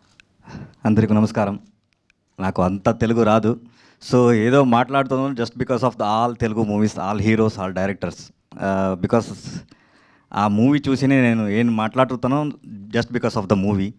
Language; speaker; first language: Telugu; non-native, learner; Kannada